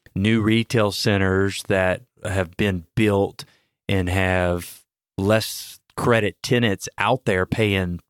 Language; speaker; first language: English; native; English